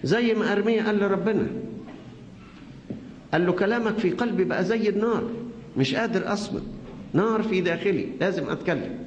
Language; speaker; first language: Arabic; native; Arabic